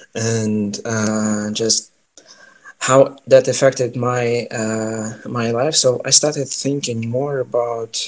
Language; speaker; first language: English; non-native, fluent; Ukrainian